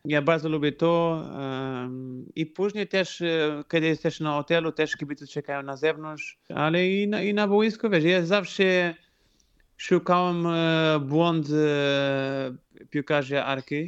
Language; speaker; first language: Polish; non-native, fluent; Portuguese